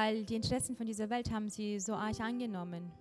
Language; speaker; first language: German; non-native, fluent; Russian